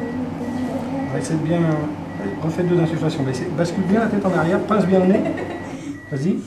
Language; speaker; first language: French; native; French